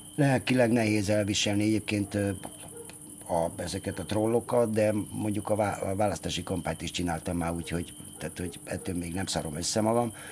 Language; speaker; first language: Hungarian; native; Hungarian